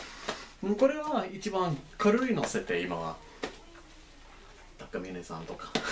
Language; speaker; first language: Japanese; non-native, learner; English